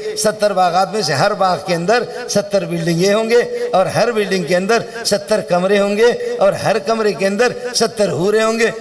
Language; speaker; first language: Urdu; non-native, local second language; Brahui